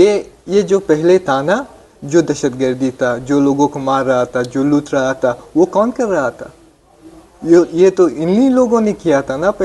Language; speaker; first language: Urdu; non-native, fluent; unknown